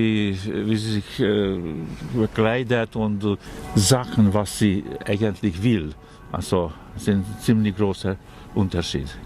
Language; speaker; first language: German; non-native, fluent; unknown